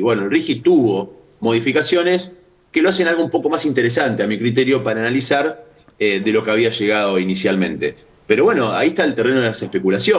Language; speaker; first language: Spanish; native; Spanish